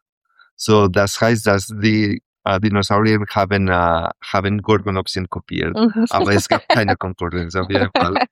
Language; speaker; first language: German; non-native, fluent; Catalan